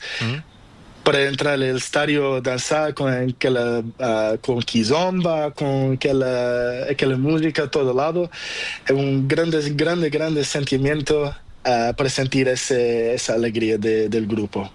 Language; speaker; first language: Spanish; non-native, learner; Portuguese